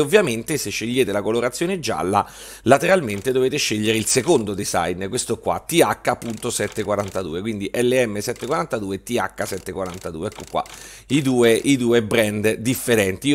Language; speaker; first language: Italian; native; Italian